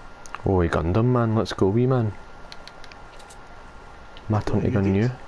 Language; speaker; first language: English; native; English